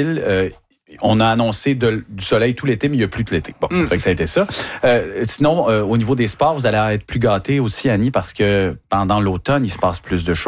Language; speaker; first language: French; native; French